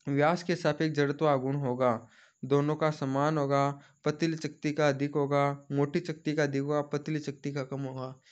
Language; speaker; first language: Hindi; native; Hindi